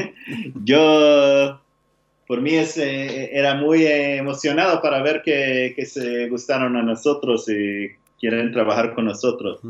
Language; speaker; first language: Spanish; non-native, learner; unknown